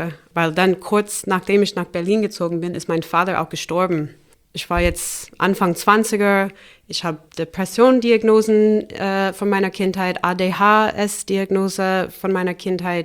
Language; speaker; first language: German; non-native, fluent; English